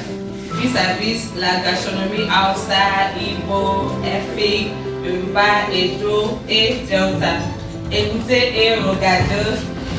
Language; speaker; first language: French; non-native, learner; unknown